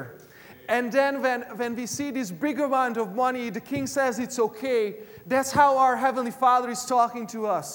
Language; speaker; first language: English; non-native, fluent; Hungarian